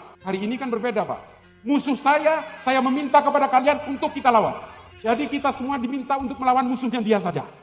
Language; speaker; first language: Indonesian; non-native, local second language; Madurese